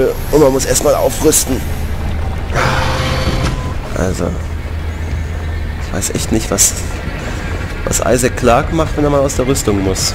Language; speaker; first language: German; native; German